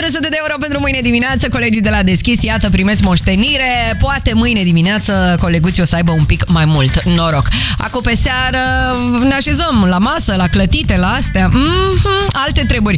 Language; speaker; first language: Romanian; native; Romanian